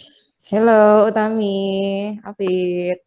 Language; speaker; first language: English; non-native, fluent; Indonesian